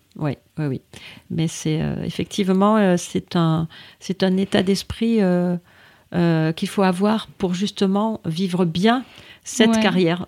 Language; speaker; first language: French; native; French